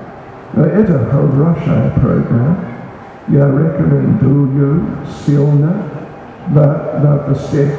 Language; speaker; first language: Russian; non-native, learner; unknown